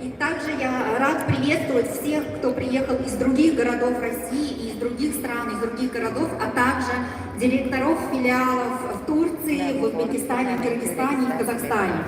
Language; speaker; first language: Russian; native; Russian